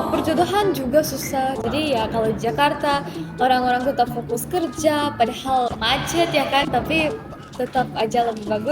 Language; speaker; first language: Indonesian; non-native, fluent; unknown